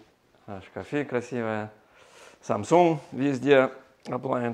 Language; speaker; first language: Russian; non-native, learner; English